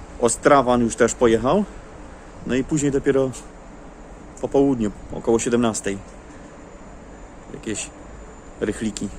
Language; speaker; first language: Polish; native; Polish